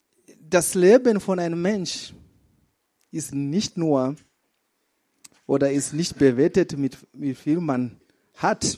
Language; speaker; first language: German; non-native, fluent; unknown